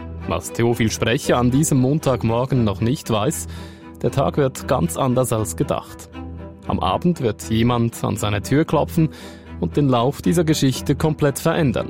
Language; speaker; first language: German; native; German